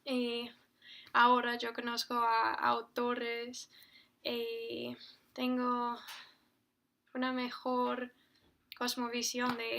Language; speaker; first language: Spanish; non-native, fluent; English